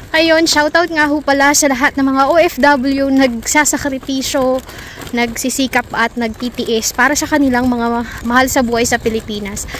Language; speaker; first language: Filipino; native; Filipino